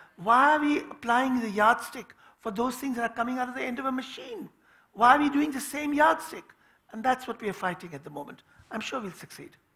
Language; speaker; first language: English; non-native, local second language; Hindi